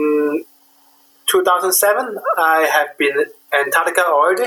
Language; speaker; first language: English; non-native, local second language; Cantonese